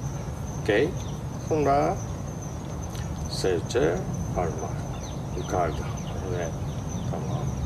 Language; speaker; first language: Turkish; non-native, learner; Japanese